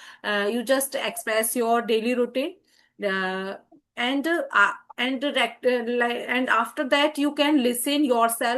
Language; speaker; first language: English; non-native, fluent; Hindi